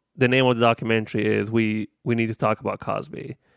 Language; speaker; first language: English; non-native, fluent; Arabic